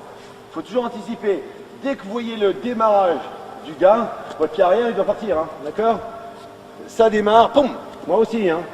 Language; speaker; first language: French; native; French